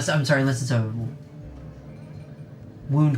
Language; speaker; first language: English; native; English